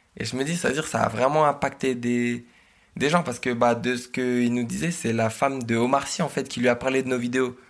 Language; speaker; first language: French; native; French